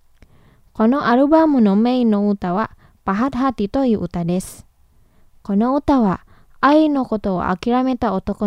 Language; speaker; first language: Japanese; non-native, fluent; Indonesian